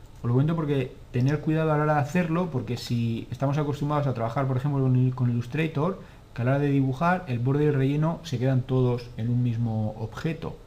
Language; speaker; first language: Spanish; native; Spanish